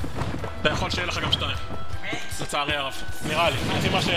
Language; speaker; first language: Hebrew; native; Hebrew